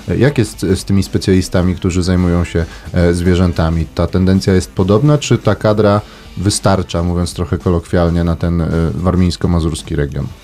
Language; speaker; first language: Polish; native; Polish